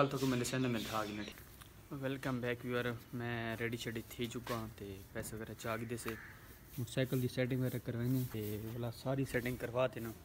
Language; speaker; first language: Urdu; non-native, local second language; Saraiki